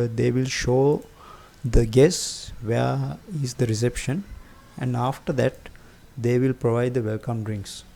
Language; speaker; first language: English; non-native, local second language; Sinhala